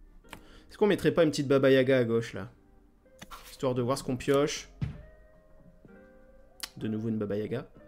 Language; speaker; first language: French; native; French